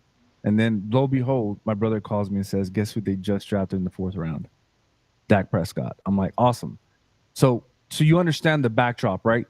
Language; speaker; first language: English; native; English